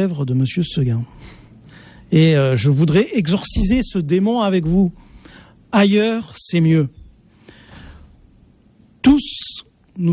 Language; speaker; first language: French; native; French